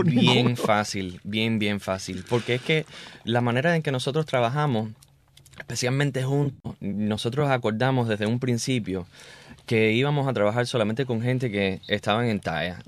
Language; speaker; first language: Spanish; early bilingual, heritage; Spanish